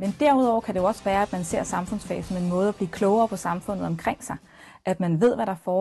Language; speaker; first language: Danish; native; Danish